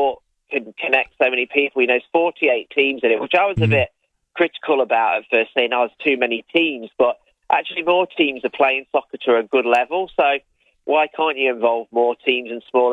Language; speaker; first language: English; native; English